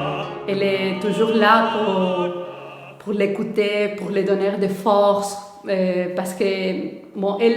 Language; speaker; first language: French; non-native, fluent; Spanish